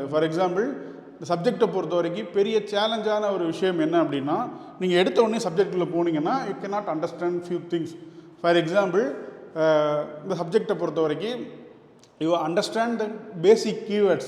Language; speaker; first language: Tamil; native; Tamil